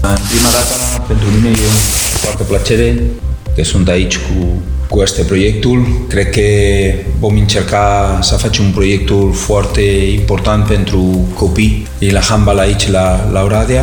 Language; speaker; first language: Romanian; non-native, learner; Spanish